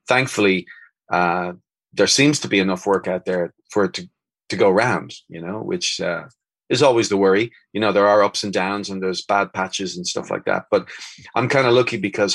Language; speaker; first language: English; native; English